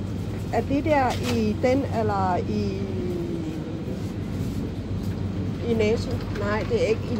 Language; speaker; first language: Danish; non-native, learner; Thai